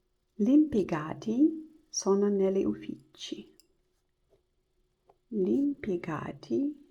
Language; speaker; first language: Italian; non-native, learner; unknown